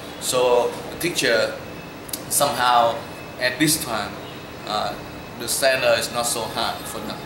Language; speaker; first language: English; non-native, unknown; Vietnamese